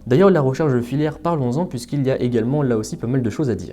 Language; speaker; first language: French; native; French